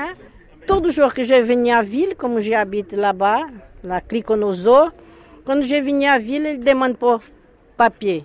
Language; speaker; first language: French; non-native, learner; Portuguese